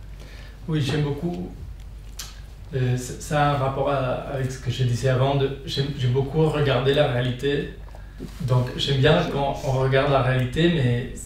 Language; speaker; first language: French; non-native, fluent; Spanish